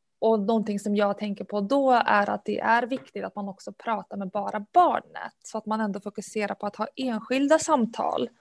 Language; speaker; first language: Swedish; early bilingual, other home language; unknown